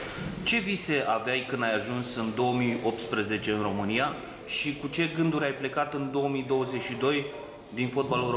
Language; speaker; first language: Romanian; native; Romanian